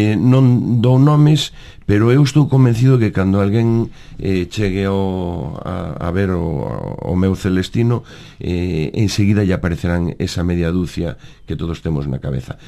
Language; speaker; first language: Galician; native; Galician